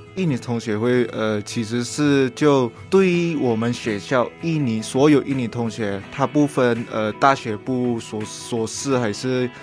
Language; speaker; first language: Chinese; non-native, fluent; Indonesian